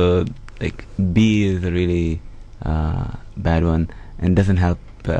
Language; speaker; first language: English; non-native, local second language; Swahili